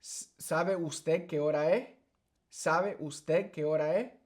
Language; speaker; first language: Spanish; early bilingual, heritage; English